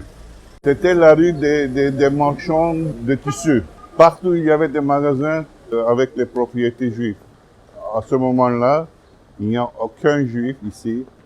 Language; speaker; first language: French; non-native, fluent; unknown